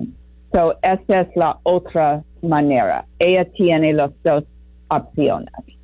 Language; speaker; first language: Spanish; non-native, fluent; English